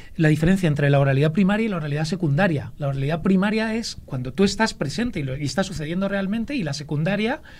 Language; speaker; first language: Spanish; native; Spanish